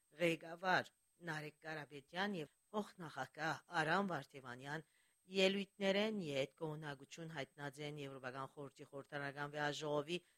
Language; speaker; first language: Armenian; early bilingual, heritage; Armenian